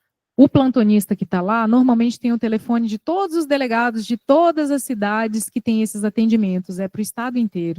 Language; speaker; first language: Portuguese; native; Portuguese